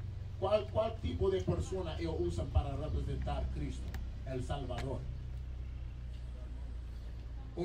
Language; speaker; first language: Spanish; non-native, learner; English